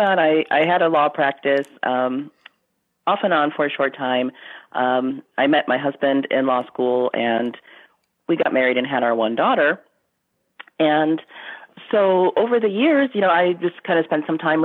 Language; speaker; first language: English; native; English